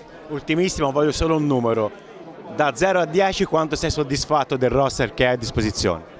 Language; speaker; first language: Italian; native; Italian